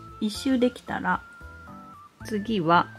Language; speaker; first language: Japanese; native; Japanese